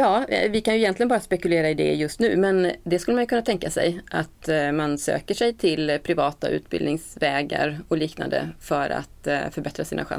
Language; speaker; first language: Swedish; native; Swedish